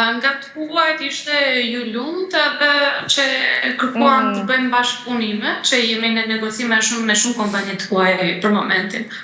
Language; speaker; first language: Albanian; early bilingual, heritage; Turkish